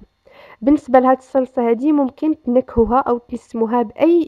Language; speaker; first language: Arabic; native; Arabic